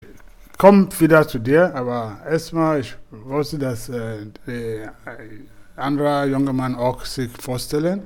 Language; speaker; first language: German; non-native, fluent; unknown